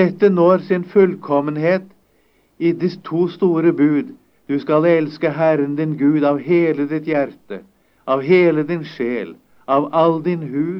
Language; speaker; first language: Norwegian; native; Norwegian